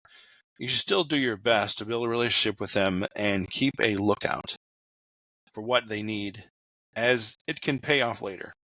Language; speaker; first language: English; native; English